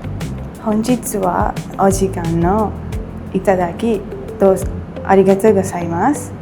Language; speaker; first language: Japanese; non-native, learner; Sinhala